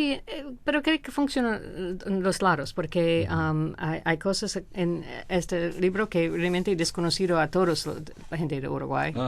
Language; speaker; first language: Spanish; non-native, fluent; English